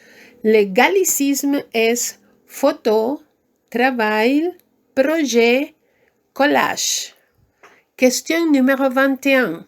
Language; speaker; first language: French; non-native, fluent; Spanish